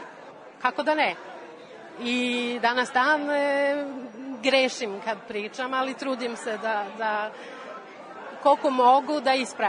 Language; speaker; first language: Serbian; non-native, learner; Swedish